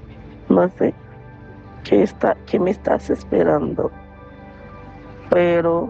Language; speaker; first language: Spanish; non-native, learner; Haitian Creole